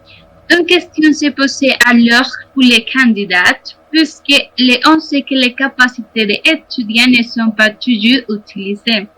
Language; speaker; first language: French; non-native, learner; Spanish